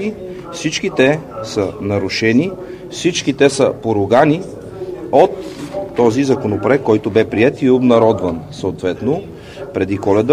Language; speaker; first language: Bulgarian; native; Bulgarian